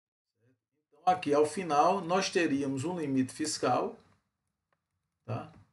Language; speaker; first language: Portuguese; native; Portuguese